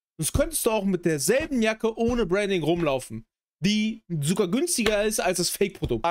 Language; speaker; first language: German; native; German